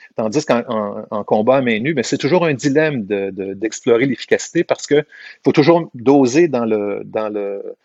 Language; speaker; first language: French; native; French